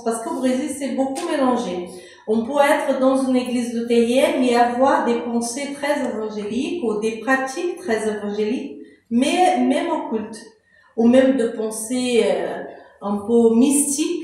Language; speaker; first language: French; non-native, fluent; Portuguese